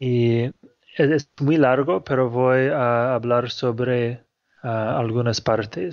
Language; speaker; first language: Spanish; non-native, fluent; English